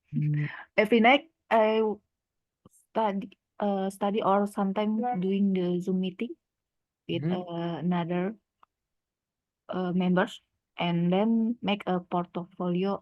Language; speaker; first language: English; non-native, learner; Indonesian